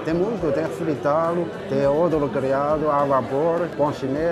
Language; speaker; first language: Portuguese; non-native, learner; Chinese